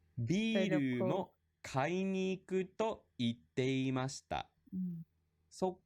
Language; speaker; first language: Japanese; non-native, fluent; English